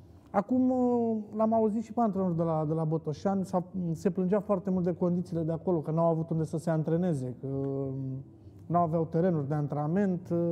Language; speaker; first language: Romanian; native; Romanian